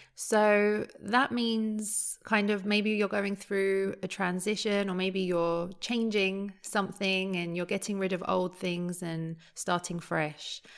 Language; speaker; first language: English; native; English